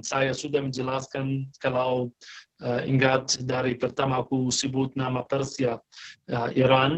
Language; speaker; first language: Indonesian; non-native, fluent; Arabic